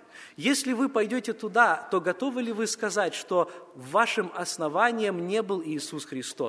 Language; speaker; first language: Russian; native; Russian